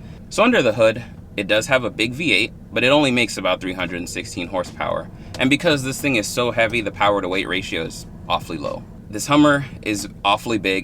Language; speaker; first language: English; native; English